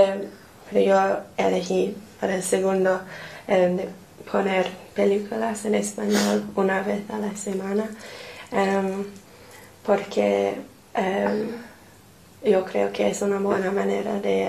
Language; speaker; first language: Spanish; non-native, fluent; English